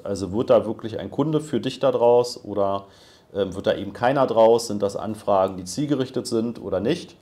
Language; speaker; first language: German; native; German